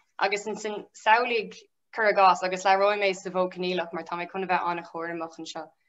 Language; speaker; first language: Irish; non-native, local second language; English